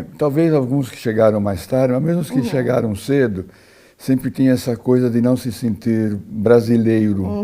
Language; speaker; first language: Portuguese; early bilingual, other home language; Italian